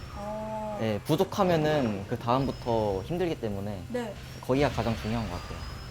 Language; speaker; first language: Korean; native; Korean